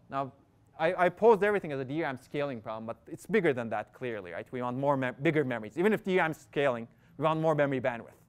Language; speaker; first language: English; non-native, fluent; Turkish